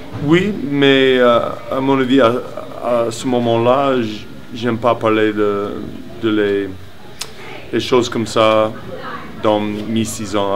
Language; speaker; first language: French; non-native, learner; English